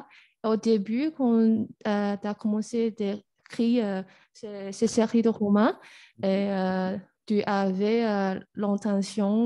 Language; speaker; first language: French; non-native, learner; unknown